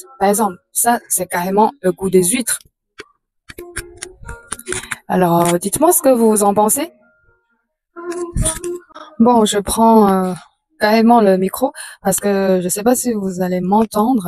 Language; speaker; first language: French; non-native, fluent; Chinese